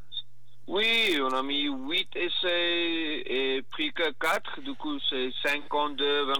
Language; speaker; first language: French; non-native, learner; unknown